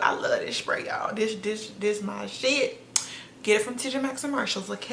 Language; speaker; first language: English; native; English